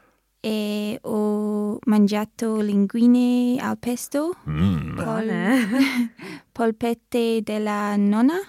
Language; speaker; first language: Italian; non-native, learner; English